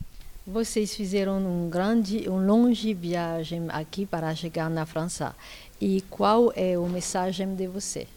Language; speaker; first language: Portuguese; non-native, learner; French